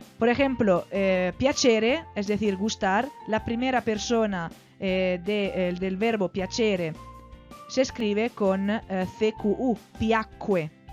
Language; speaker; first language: Spanish; non-native, fluent; Italian